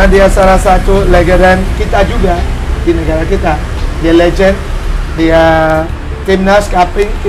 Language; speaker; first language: Indonesian; non-native, fluent; English